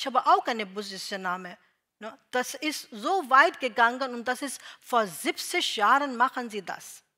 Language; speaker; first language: German; non-native, learner; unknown